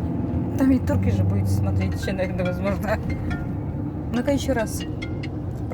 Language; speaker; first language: Russian; non-native, local second language; Kyrgyz